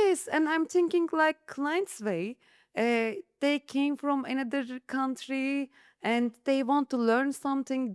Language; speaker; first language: English; non-native, learner; Turkish